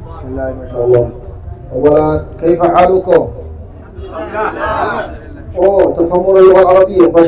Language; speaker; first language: Arabic; native; Arabic